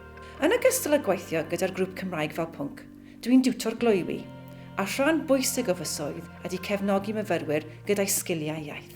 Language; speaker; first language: Welsh; non-native, local second language; English